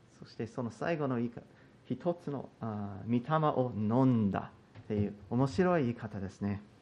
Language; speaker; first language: Japanese; non-native, fluent; English